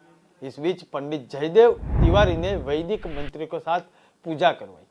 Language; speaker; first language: Hindi; native; Hindi